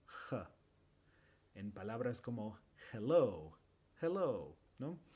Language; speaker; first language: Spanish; non-native, fluent; English